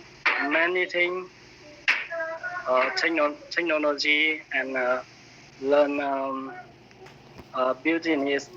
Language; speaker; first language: English; non-native, learner; Vietnamese